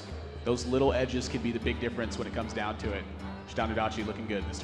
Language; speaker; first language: English; native; English